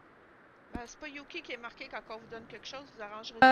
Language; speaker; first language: French; native; French